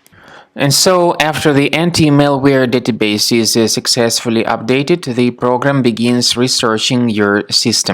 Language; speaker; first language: English; non-native, fluent; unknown